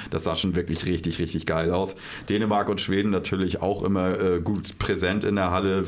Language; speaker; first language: German; native; German